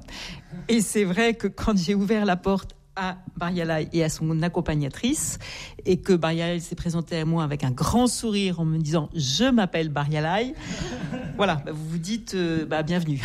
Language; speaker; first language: French; native; French